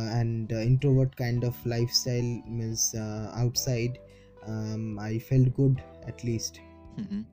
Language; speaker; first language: English; non-native, local second language; Bangla